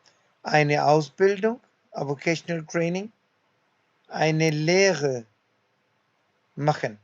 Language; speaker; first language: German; non-native, learner; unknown